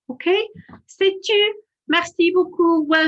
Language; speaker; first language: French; non-native, fluent; English